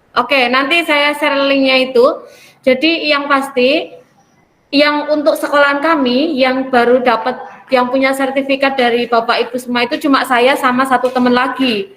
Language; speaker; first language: Indonesian; native; Indonesian